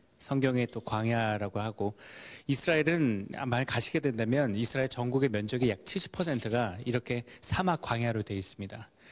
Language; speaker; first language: Korean; early bilingual, heritage; Korean